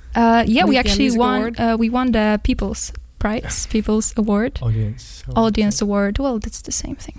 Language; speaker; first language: English; non-native, fluent; Polish